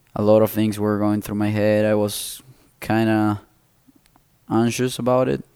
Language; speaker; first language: English; non-native, fluent; Spanish